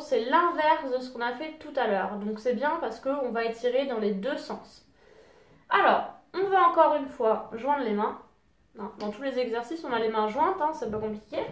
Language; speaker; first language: French; native; French